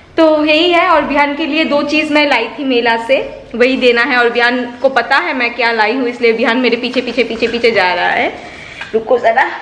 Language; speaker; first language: Hindi; non-native, local second language; Bangla